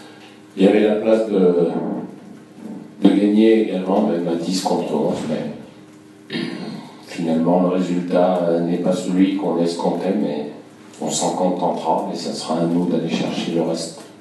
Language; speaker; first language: French; native; French